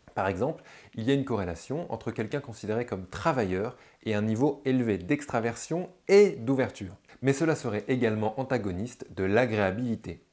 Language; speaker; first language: French; native; French